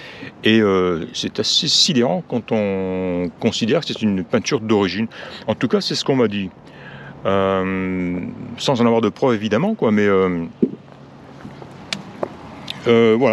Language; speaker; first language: French; native; French